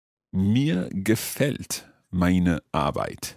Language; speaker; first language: German; non-native, learner; English